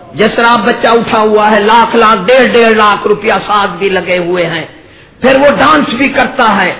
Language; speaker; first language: Urdu; non-native, local second language; Punjabi